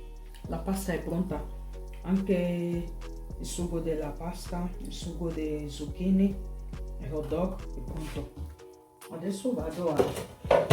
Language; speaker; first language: Italian; non-native, learner; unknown